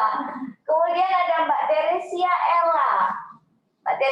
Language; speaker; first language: Indonesian; native; Indonesian